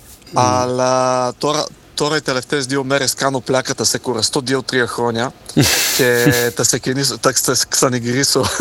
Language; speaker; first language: Greek; non-native, fluent; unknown